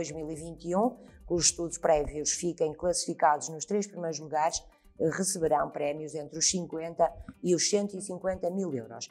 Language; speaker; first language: Portuguese; native; Portuguese